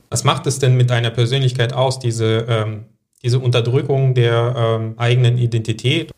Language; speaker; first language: German; early bilingual, other home language; Russian